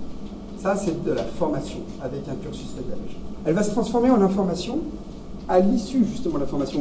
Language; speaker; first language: French; native; French